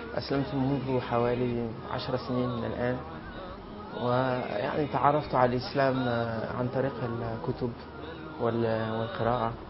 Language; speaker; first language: Arabic; non-native, fluent; French